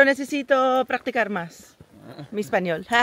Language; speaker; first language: Spanish; non-native, learner; Filipino